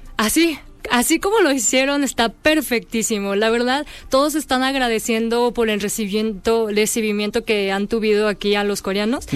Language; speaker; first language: Spanish; early bilingual, other home language; Korean